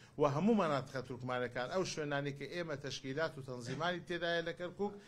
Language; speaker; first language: Central Kurdish; non-native, local second language; Azerbaijani